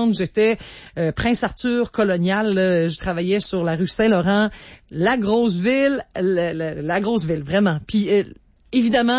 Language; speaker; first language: French; native; French